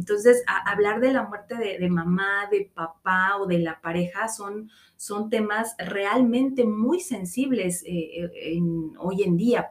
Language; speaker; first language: Spanish; native; Spanish